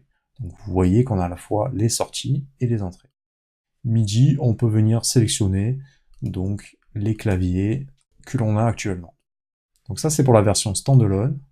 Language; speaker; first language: French; native; French